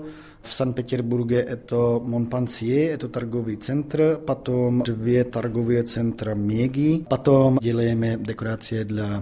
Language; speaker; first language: Russian; non-native, fluent; Czech